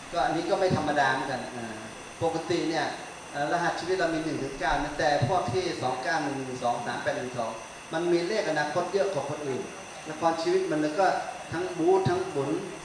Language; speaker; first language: Thai; native; Thai